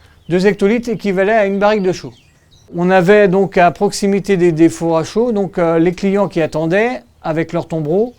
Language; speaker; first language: French; native; French